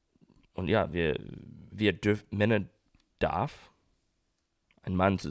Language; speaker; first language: German; non-native, learner; English